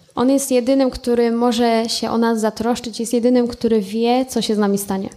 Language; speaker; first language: Polish; native; Polish